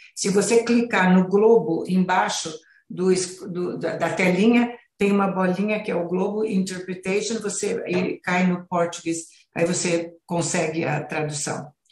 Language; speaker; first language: Portuguese; native; Portuguese